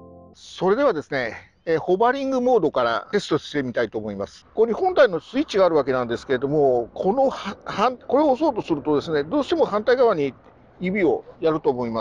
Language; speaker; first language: Japanese; native; Japanese